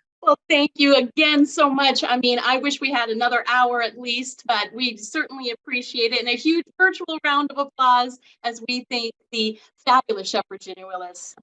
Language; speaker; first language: English; native; English